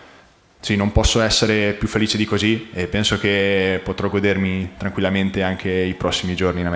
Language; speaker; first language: Italian; native; Italian